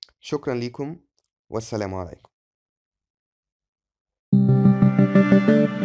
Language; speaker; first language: Arabic; native; Arabic